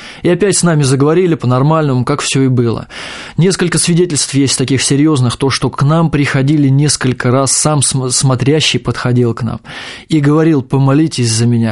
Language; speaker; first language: Russian; native; Russian